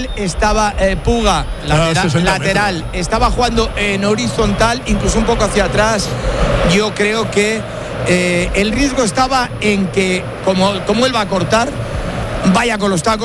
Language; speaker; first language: Spanish; native; Spanish